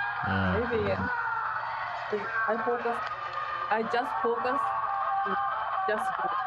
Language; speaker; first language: English; non-native, learner; Japanese